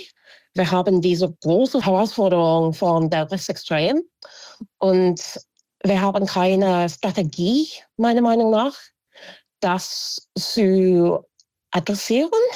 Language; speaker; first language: German; non-native, fluent; English